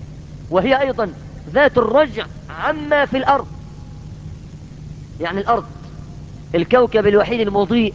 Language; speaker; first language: Arabic; native; Arabic